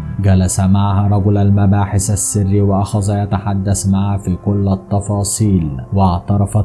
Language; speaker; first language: Arabic; native; Arabic